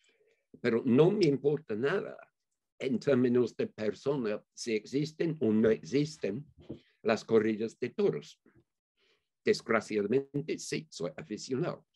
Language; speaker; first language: Spanish; non-native, fluent; English